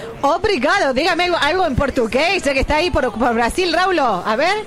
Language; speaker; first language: Spanish; native; Spanish